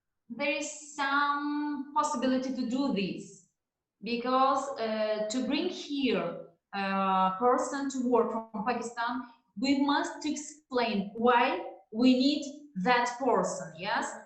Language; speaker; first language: English; non-native, learner; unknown